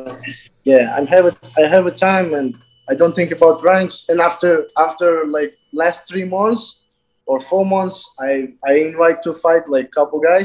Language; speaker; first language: English; non-native, learner; Azerbaijani